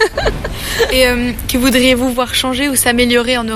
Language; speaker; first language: French; native; French